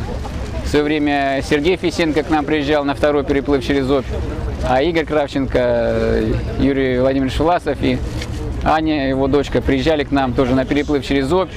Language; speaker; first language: Russian; native; Russian